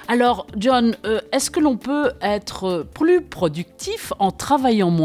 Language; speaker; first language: French; native; French